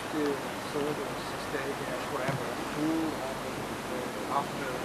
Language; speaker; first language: English; non-native, fluent; Swedish